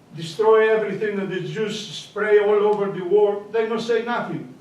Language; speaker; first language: English; non-native, learner; Greek